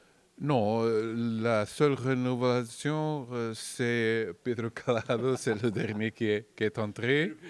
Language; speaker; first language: French; non-native, fluent; Portuguese